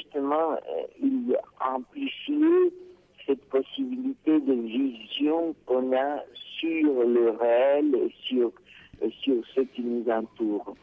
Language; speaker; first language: French; non-native, fluent; Spanish